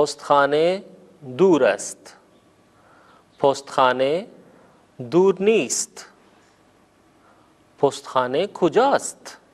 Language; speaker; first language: Persian; non-native, fluent; Urdu